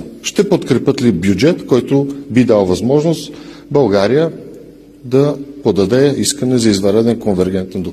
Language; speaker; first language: Bulgarian; native; Bulgarian